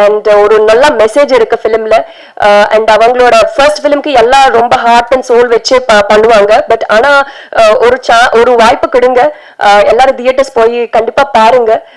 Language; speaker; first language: Tamil; non-native, learner; Telugu